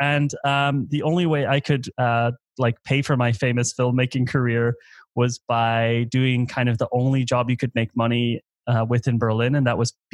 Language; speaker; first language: English; native; English